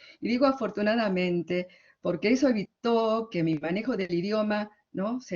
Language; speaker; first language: Spanish; early bilingual, other home language; Korean